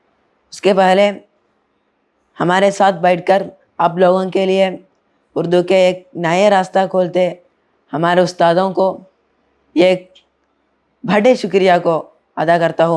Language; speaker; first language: Hindi; non-native, learner; Malayalam